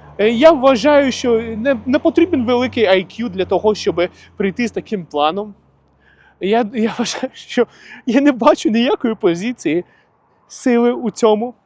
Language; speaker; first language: Ukrainian; non-native, local second language; Russian